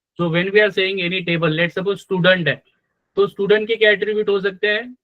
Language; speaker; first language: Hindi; non-native, local second language; Marathi